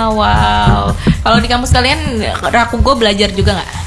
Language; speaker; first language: Indonesian; native; Indonesian